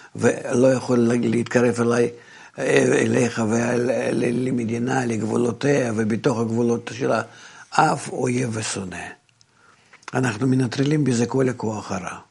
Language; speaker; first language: Hebrew; non-native, fluent; Russian